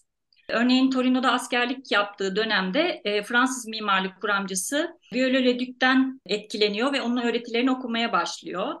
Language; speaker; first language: Turkish; native; Turkish